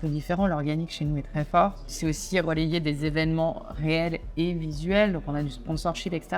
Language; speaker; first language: French; native; French